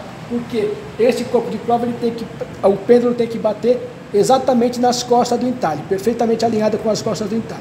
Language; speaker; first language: Portuguese; native; Portuguese